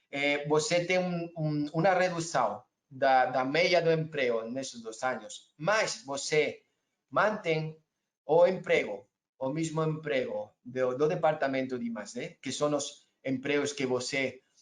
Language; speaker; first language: Portuguese; non-native, learner; Spanish